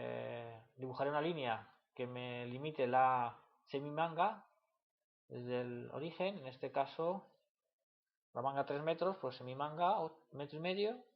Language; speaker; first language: Spanish; native; Spanish